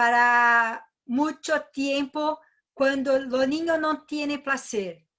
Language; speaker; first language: Spanish; non-native, learner; Portuguese